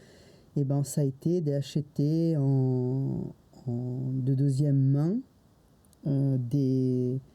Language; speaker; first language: French; non-native, fluent; Italian